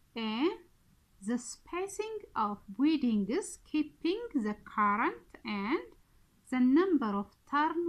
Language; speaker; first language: English; non-native, local second language; Amharic